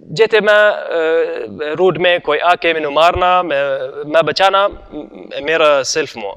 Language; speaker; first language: Hindi; non-native, learner; Arabic